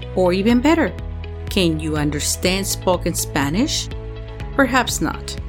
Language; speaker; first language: English; early bilingual, other home language; Spanish